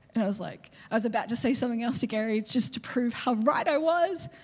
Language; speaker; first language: English; native; English